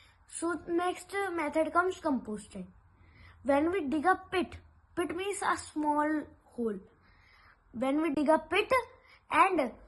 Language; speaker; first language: English; non-native, local second language; Hindi